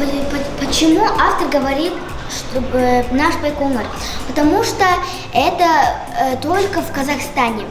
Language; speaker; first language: Russian; non-native, local second language; Kazakh